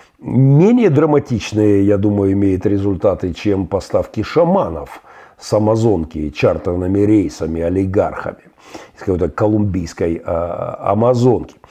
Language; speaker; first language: Russian; native; Russian